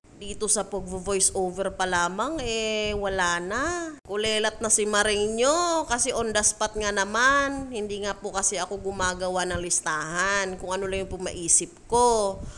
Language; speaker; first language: Filipino; non-native, local second language; Cebuano